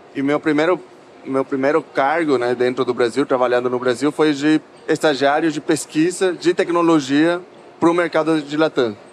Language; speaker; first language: Portuguese; non-native, fluent; Spanish